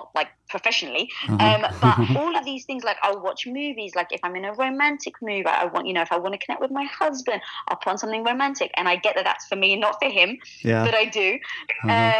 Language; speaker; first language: English; native; English